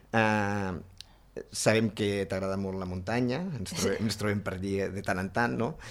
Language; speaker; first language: Catalan; native; Catalan